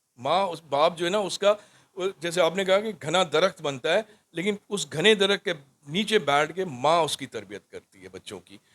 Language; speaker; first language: Urdu; non-native, local second language; Sindhi